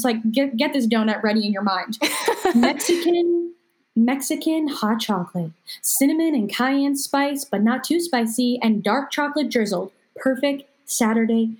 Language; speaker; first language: English; native; English